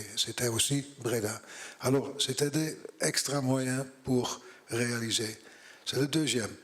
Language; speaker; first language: French; non-native, learner; Dutch